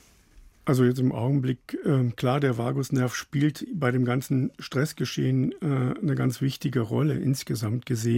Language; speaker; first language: German; native; German